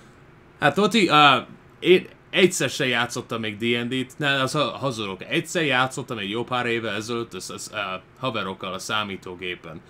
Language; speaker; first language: Hungarian; early bilingual, heritage; Hungarian